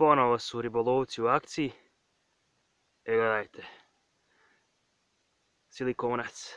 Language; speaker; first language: Serbian; native; Serbian